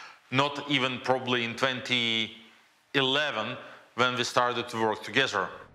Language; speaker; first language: English; non-native, fluent; Russian